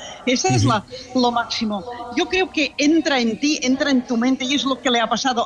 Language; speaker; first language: Spanish; non-native, local second language; Catalan